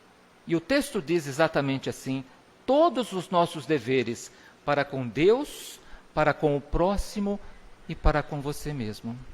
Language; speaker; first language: Portuguese; native; Portuguese